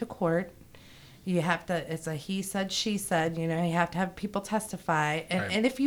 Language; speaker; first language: English; native; English